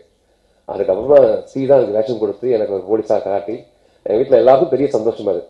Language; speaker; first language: Tamil; native; Tamil